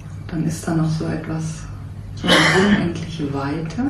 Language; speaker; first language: German; native; German